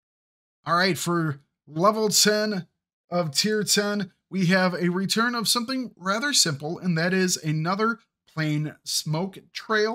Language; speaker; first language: English; native; English